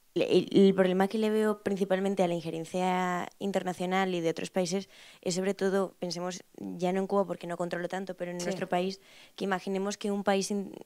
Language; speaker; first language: Spanish; native; Spanish